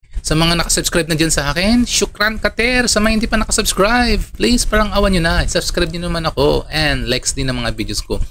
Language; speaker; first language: Filipino; native; Filipino